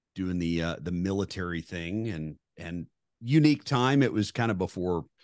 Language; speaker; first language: English; native; English